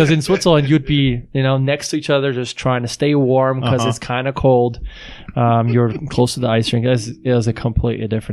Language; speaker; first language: English; non-native, fluent; Swiss German